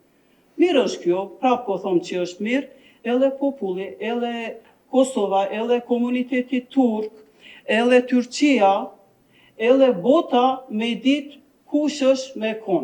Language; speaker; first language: Albanian; non-native, local second language; Turkish